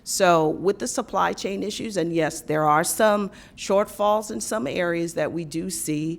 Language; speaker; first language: English; native; English